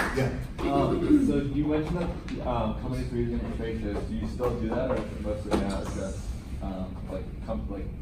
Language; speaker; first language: English; native; English